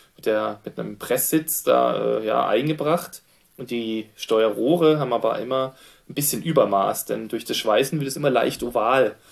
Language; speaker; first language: German; native; German